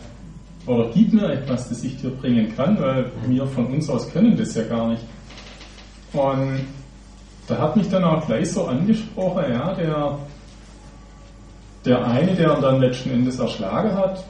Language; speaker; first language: German; native; German